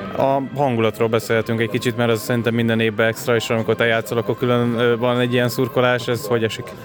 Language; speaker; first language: Hungarian; native; Hungarian